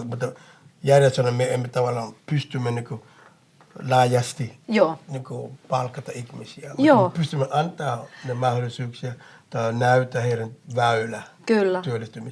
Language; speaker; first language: Finnish; non-native, fluent; English